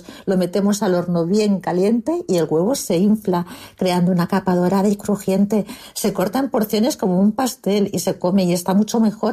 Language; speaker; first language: Spanish; native; Spanish